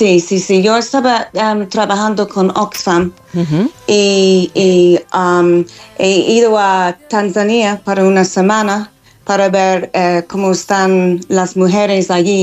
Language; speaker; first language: Spanish; non-native, fluent; English